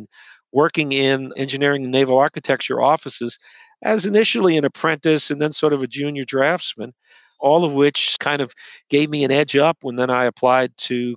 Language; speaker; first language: English; native; English